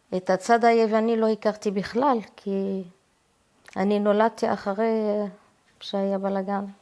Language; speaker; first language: Hebrew; early bilingual, heritage; Hebrew